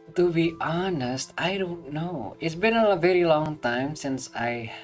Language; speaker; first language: English; non-native, fluent; Indonesian